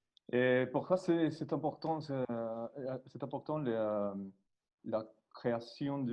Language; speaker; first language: French; non-native, learner; Spanish